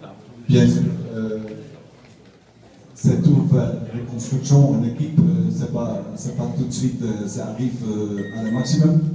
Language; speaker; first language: French; non-native, learner; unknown